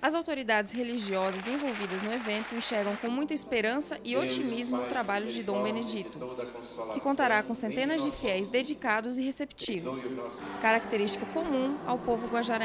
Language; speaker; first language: Portuguese; native; Portuguese